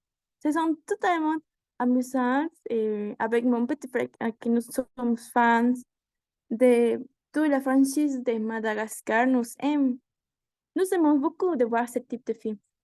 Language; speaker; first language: French; non-native, learner; Spanish